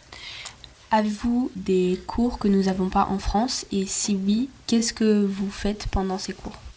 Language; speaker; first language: French; non-native, learner; Swedish